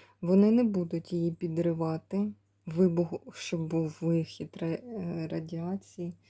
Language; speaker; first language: Ukrainian; native; Ukrainian